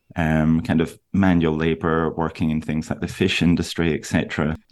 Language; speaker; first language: English; native; English